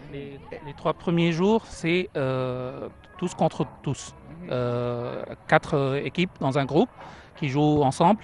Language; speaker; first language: French; non-native, learner; Arabic